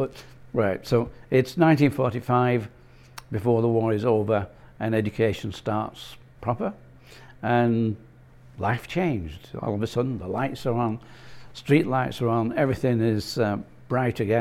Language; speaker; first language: English; native; English